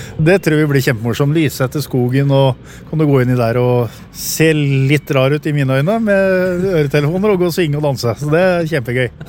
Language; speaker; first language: Norwegian; native; Norwegian